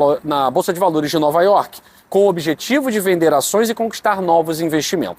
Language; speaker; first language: Portuguese; native; Portuguese